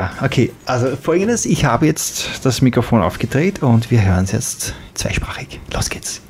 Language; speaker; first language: German; native; German